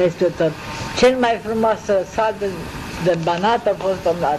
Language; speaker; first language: Romanian; non-native, local second language; German